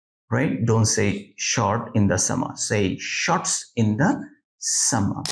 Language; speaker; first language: English; non-native, local second language; Bangla